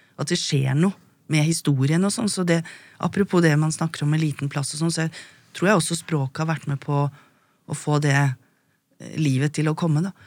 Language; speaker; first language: Norwegian; native; Norwegian